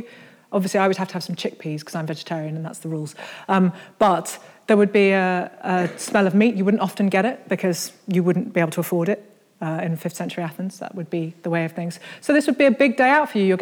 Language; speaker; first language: English; native; English